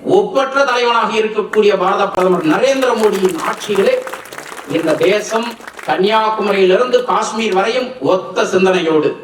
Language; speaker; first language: Tamil; non-native, local second language; Telugu